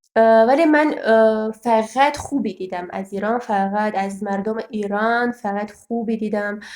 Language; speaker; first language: Persian; non-native, fluent; Armenian